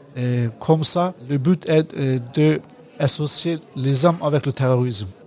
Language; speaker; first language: French; non-native, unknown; Turkish